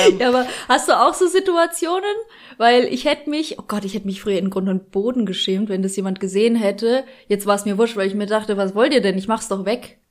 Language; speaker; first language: German; early bilingual, other home language; Polish